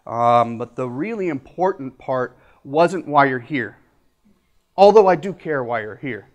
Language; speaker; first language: English; native; English